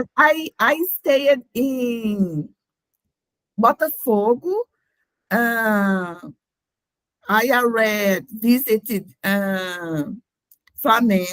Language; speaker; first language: English; non-native, learner; Portuguese